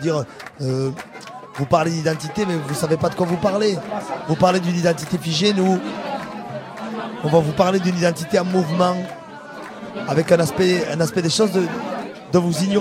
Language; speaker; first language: French; native; French